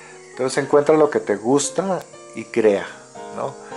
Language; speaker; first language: Spanish; native; Spanish